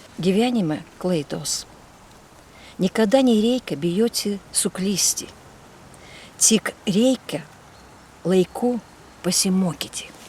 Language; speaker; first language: Lithuanian; non-native, fluent; Russian